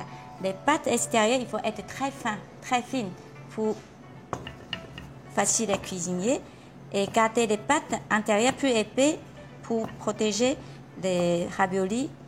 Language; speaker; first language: French; non-native, fluent; Chinese